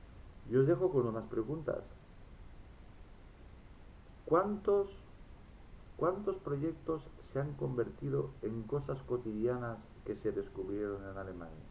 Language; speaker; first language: Spanish; native; Spanish